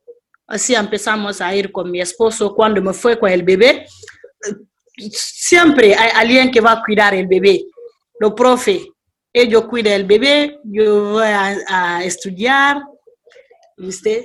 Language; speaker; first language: Spanish; non-native, learner; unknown